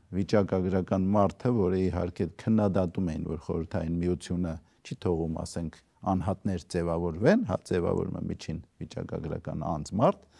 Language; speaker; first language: Armenian; native; Armenian